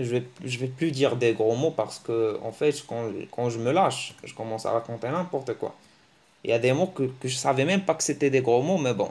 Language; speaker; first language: French; early bilingual, other home language; Arabic